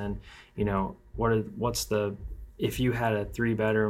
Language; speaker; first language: English; native; English